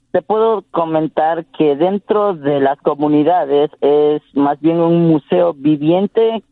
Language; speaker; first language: Spanish; non-native, local second language; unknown